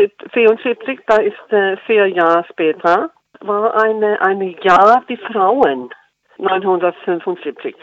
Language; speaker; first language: German; non-native, fluent; Icelandic